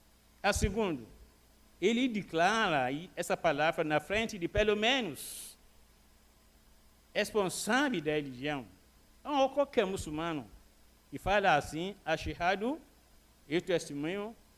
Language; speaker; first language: Portuguese; non-native, fluent; Arabic